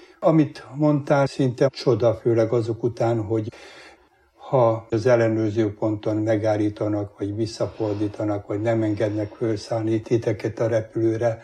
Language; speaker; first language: Hungarian; native; Hungarian